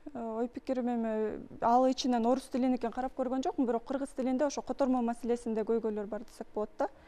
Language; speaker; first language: Kyrgyz; native; Kyrgyz